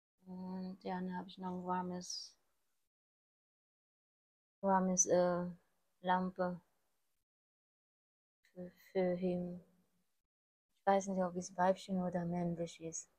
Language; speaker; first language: German; non-native, learner; Filipino